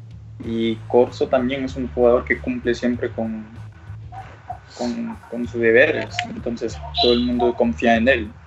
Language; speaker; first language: Spanish; early bilingual, other home language; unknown